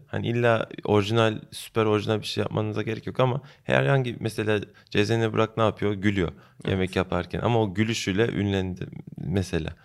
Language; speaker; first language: Turkish; early bilingual, heritage; Turkish